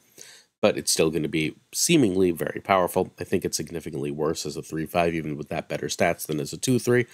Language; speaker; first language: English; native; English